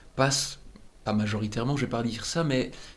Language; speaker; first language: French; native; French